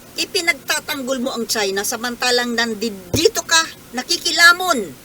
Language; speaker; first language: Filipino; native; Filipino